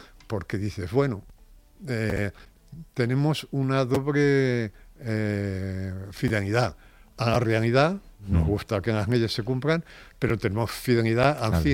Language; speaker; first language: Spanish; native; Spanish